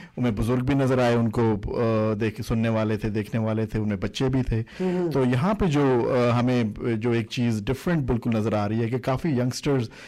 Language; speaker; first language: Hindi; early bilingual, heritage; Urdu